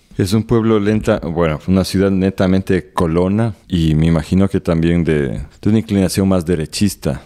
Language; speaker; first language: Spanish; native; Spanish